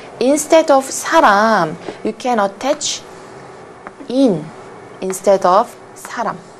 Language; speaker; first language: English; non-native, fluent; Korean